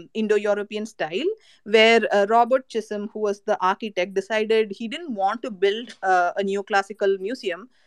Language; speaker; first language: English; non-native, local second language; Malayalam